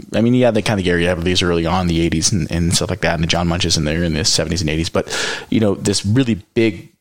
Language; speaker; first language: English; native; English